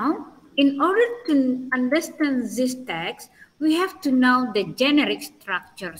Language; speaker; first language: English; non-native, learner; Indonesian